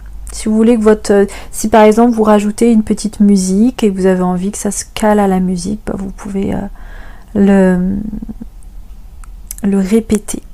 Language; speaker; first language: French; native; French